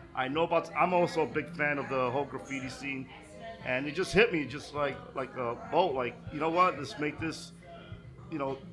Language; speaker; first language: English; native; English